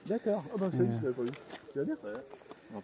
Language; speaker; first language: French; native; French